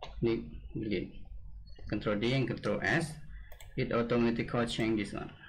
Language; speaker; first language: English; non-native, learner; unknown